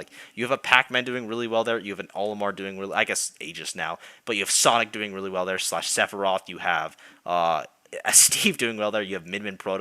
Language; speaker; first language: English; native; English